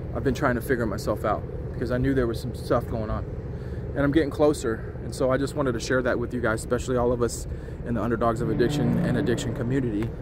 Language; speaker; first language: English; native; English